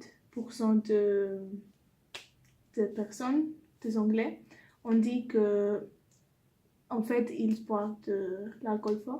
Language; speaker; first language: French; non-native, learner; English